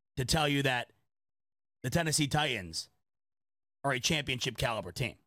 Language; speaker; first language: English; native; English